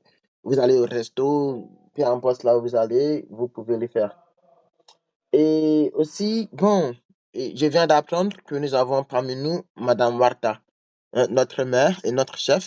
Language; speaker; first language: French; non-native, learner; English